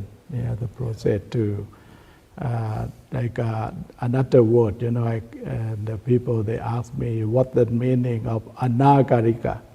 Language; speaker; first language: English; non-native, learner; Thai